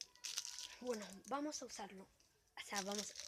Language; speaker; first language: Spanish; native; Spanish